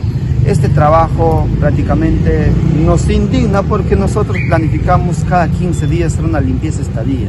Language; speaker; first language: Spanish; native; Spanish